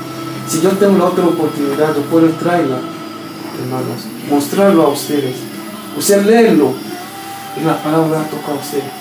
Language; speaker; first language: Spanish; non-native, learner; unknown